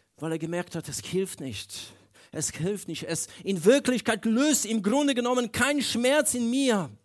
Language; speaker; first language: German; non-native, fluent; Polish